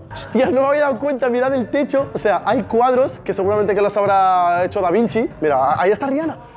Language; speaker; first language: Spanish; early bilingual, other home language; Arabic